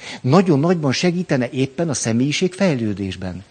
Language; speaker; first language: Hungarian; native; Hungarian